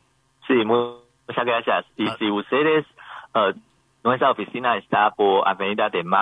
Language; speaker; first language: Spanish; non-native, learner; Chinese